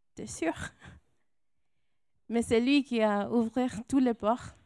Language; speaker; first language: French; non-native, fluent; English